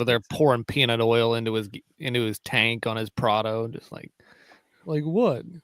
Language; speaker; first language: English; native; English